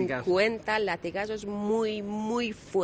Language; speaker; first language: Spanish; non-native, learner; Persian